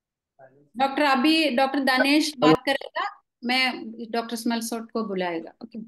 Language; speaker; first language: Hindi; non-native, local second language; Malayalam